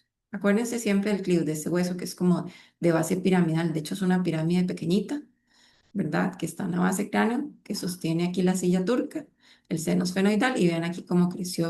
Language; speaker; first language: Spanish; native; Spanish